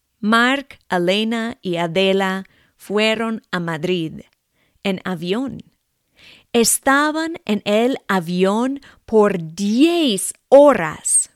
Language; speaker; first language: Spanish; non-native, fluent; English